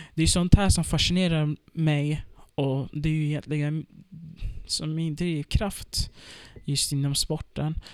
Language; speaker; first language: Swedish; early bilingual, other home language; Turkish